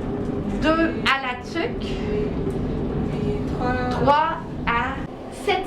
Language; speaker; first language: French; native; French